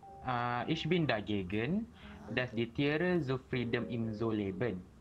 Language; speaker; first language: German; non-native, learner; Malay